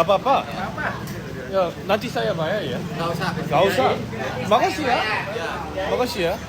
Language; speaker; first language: Indonesian; non-native, fluent; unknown